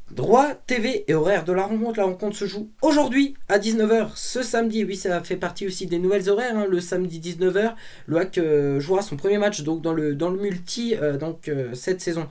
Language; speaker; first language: French; native; French